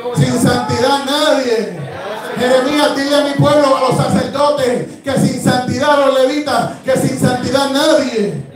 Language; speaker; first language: Spanish; early bilingual, heritage; Spanish